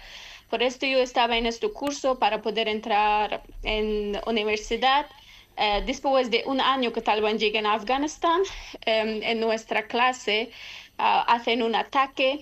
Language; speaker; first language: Spanish; non-native, learner; Persian